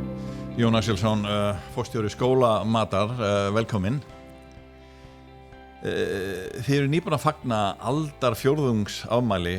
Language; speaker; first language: Icelandic; native; Icelandic